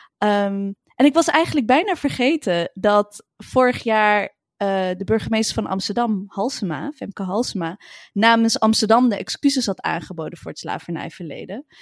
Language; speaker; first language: Dutch; early bilingual, other home language; Arabic